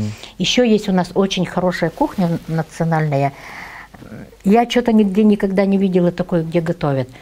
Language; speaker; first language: Russian; non-native, local second language; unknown